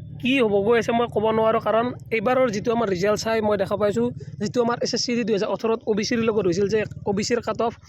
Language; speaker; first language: Assamese; native; Assamese